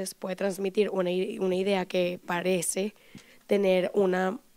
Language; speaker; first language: Spanish; native; Spanish